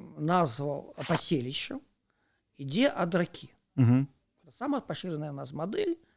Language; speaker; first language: Belarusian; non-native, local second language; Russian